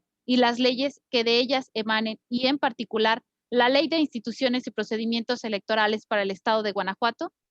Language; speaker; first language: Spanish; native; Spanish